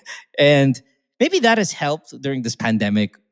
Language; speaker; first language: English; non-native, local second language; Filipino